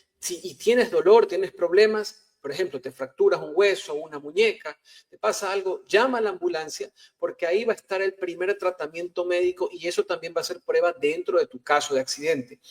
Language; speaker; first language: Spanish; native; Spanish